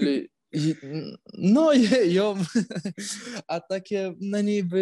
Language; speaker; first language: Czech; non-native, learner; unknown